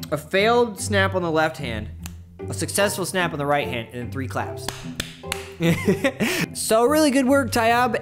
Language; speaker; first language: English; native; English